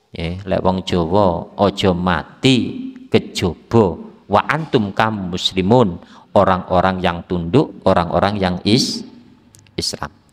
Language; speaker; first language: Indonesian; native; Indonesian